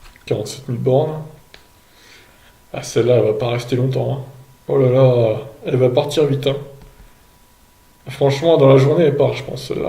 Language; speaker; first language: French; native; French